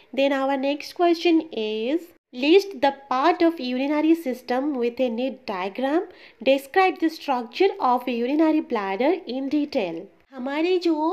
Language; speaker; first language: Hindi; non-native, local second language; Bangla